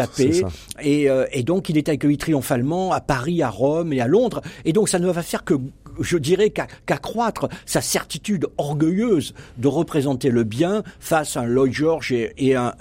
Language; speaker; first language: French; native; French